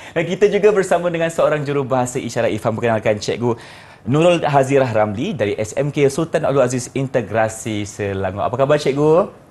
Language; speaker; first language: Malay; native; Malay